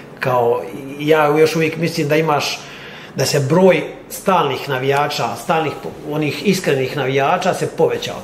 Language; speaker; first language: Croatian; native; Croatian